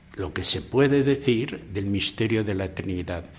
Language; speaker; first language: Spanish; native; Spanish